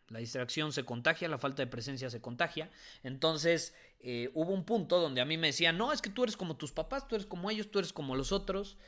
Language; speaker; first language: Spanish; native; Spanish